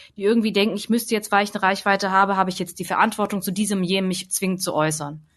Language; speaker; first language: German; native; German